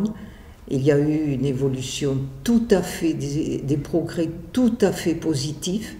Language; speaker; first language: French; native; French